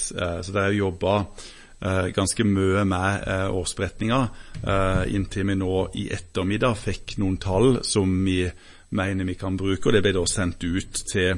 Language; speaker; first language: Norwegian; native; Norwegian